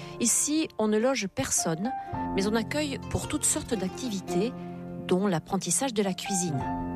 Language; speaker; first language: French; native; French